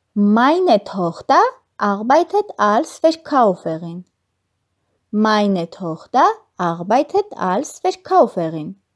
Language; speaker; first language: German; non-native, fluent; Armenian